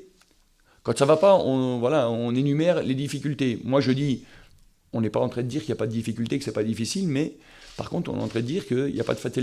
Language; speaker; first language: French; native; French